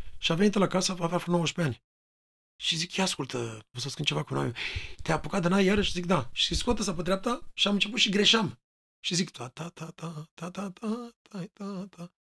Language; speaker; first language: Romanian; native; Romanian